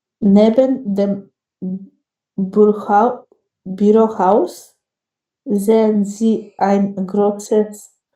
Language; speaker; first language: German; non-native, learner; Macedonian